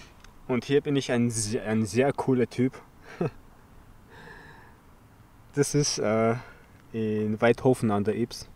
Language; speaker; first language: German; early bilingual, other home language; Chechen